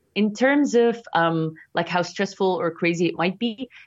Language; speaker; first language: English; non-native, fluent; Arabic